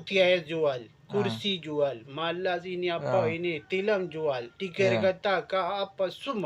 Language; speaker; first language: Indonesian; non-native, learner; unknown